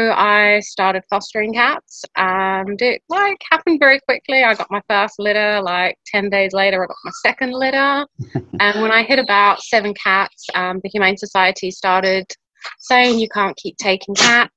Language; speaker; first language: English; native; English